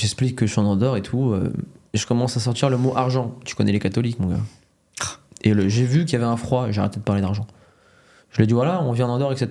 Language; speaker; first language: French; native; French